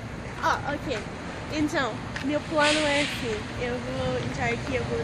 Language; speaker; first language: Portuguese; non-native, fluent; English